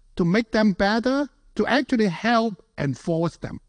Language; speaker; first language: English; non-native, local second language; Cantonese